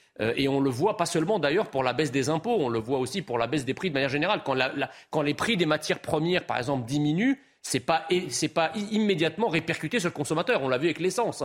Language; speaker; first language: French; early bilingual, other home language; Arabic